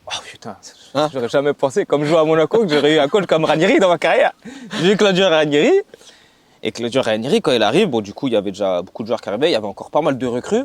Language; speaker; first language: French; native; French